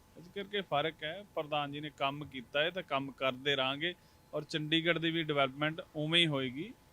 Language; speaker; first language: Punjabi; native; Punjabi